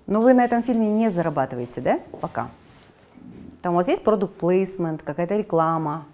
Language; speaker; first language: Russian; native; Russian